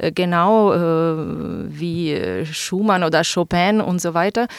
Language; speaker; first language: German; non-native, fluent; Italian